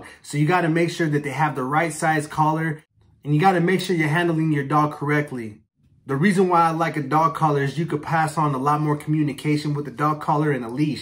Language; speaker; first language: English; native; English